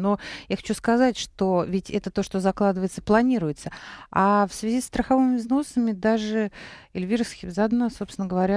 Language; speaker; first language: Russian; native; Russian